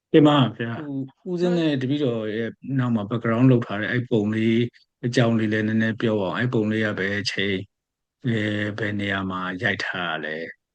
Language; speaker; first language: Burmese; native; Burmese